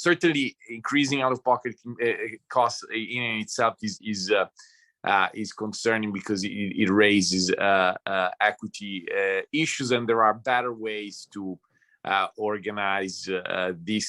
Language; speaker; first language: English; non-native, fluent; Italian